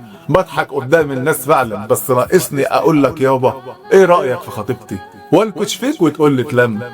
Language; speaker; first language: Arabic; native; Arabic